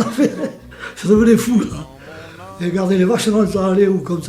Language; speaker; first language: French; native; French